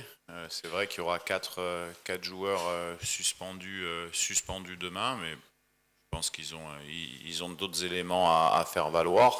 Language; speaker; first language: French; native; French